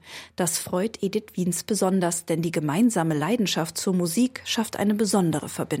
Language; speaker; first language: German; native; German